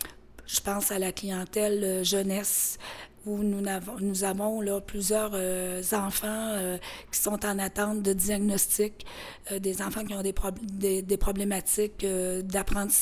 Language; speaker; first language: French; native; French